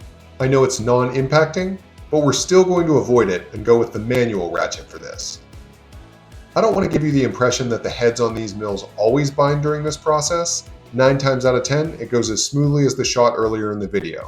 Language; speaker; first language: English; native; English